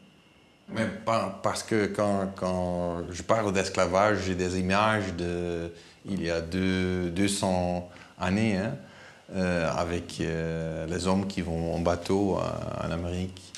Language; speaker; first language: French; non-native, learner; Dutch